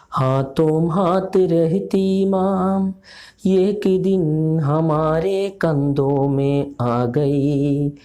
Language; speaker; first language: Hindi; non-native, local second language; Malayalam